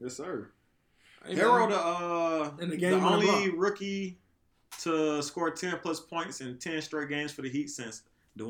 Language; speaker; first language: English; native; English